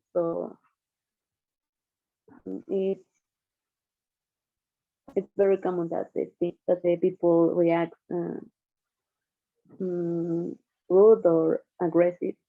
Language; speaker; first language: English; non-native, learner; Spanish